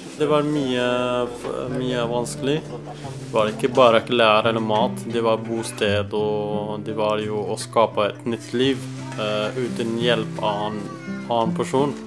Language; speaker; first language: Norwegian; non-native, fluent; Arabic